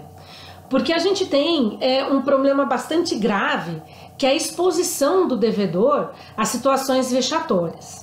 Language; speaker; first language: Portuguese; native; Portuguese